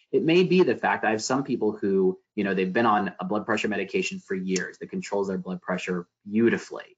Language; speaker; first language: English; native; English